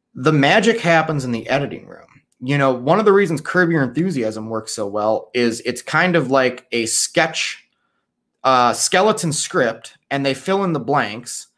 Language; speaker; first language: English; native; English